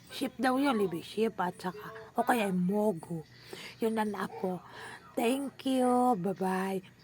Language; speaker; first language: Filipino; native; Filipino